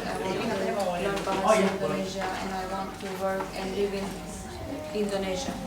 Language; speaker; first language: English; non-native, learner; Turkish